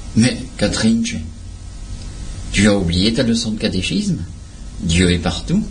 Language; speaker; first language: French; native; French